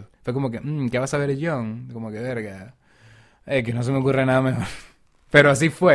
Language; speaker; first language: Spanish; native; Spanish